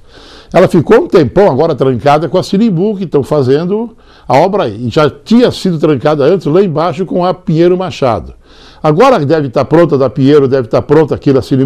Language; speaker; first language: Portuguese; native; Portuguese